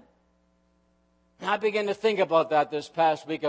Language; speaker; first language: English; native; English